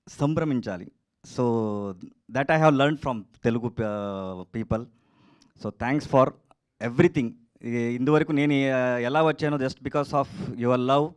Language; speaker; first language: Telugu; non-native, learner; Kannada